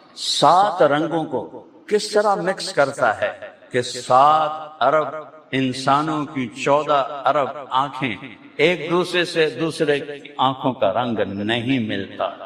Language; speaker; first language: Urdu; non-native, local second language; Punjabi